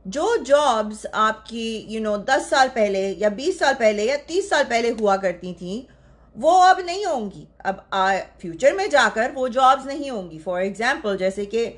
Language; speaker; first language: Urdu; native; Urdu